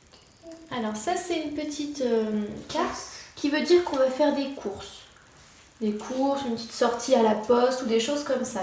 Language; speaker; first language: French; native; French